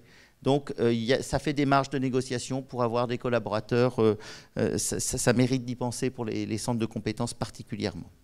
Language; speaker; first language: French; native; French